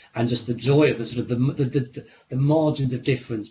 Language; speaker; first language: English; native; English